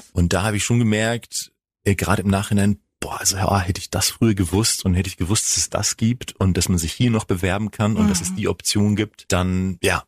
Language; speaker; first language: German; non-native, fluent; Greek